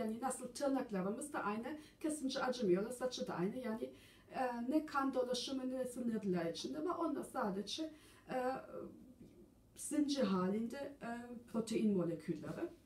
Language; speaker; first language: Turkish; early bilingual, heritage; German